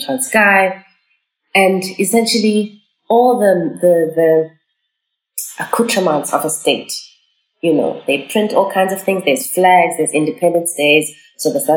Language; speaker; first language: English; non-native, local second language; Xhosa